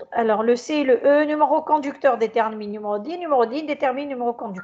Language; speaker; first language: French; non-native, local second language; Arabic